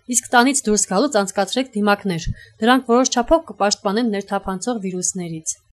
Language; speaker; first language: Armenian; native; Armenian